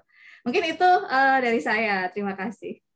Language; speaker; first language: Indonesian; native; Indonesian